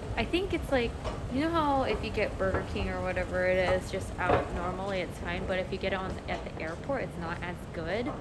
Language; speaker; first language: English; early bilingual, other home language; Korean